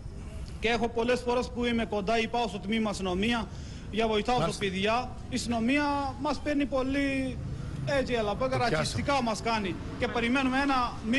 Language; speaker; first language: Greek; non-native, learner; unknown